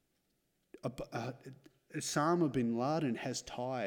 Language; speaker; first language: English; native; English